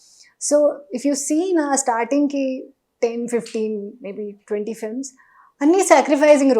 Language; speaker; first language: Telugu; non-native, local second language; Hindi